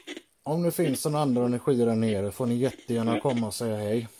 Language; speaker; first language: Swedish; native; Swedish